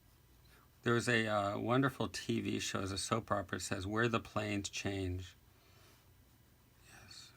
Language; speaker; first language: English; native; English